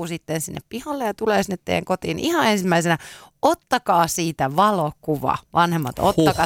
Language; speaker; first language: Finnish; native; Finnish